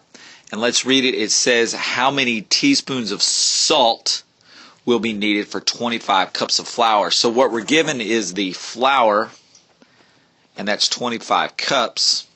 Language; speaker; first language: English; native; English